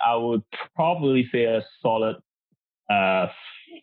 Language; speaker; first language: English; non-native, local second language; Cantonese